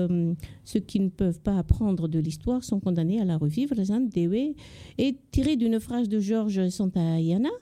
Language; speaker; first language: French; non-native, local second language; Malagasy